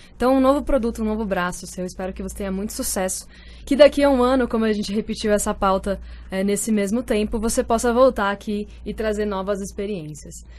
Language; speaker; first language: Portuguese; native; Portuguese